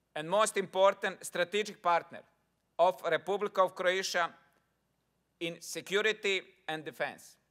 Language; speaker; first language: English; non-native, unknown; Croatian